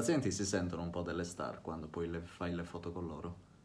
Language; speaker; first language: Italian; native; Italian